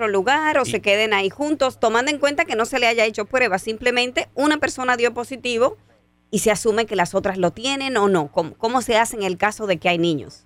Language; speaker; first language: Spanish; native; Spanish